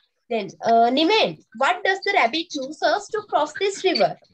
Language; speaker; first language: English; non-native, local second language; Sinhala